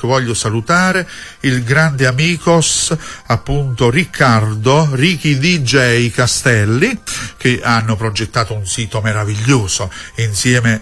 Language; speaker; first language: Italian; native; Italian